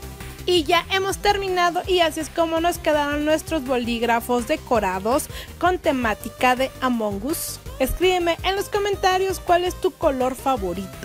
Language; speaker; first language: Spanish; native; Spanish